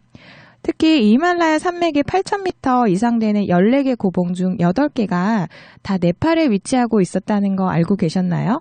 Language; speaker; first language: Korean; native; Korean